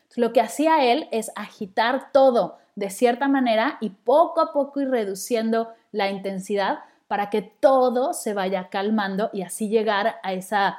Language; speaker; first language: Spanish; native; Spanish